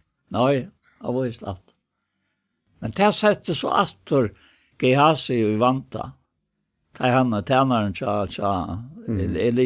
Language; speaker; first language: Danish; non-native, local second language; Faroese